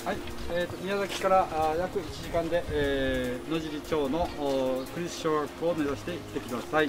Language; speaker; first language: Japanese; native; Japanese